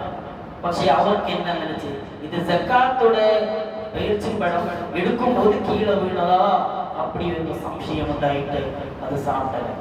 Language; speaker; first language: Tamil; non-native, learner; Malayalam